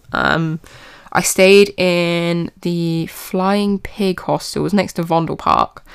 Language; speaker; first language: English; native; English